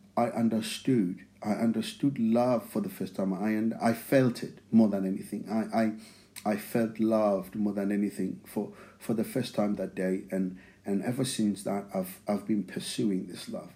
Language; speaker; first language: English; non-native, local second language; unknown